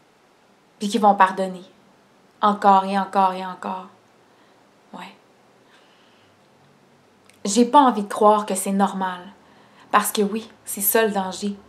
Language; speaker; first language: French; native; French